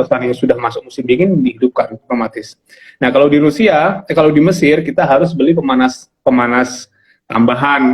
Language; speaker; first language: Indonesian; non-native, local second language; Javanese